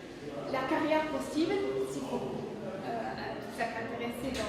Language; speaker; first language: French; non-native, fluent; English